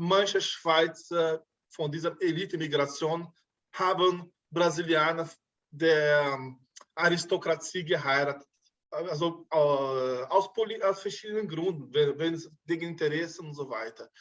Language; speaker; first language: German; non-native, fluent; Portuguese